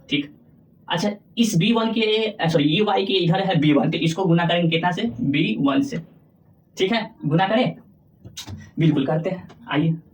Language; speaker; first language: Hindi; native; Hindi